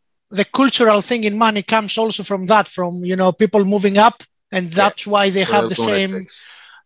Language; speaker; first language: English; non-native, fluent; Greek